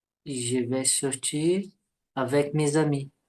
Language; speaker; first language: French; non-native, learner; Portuguese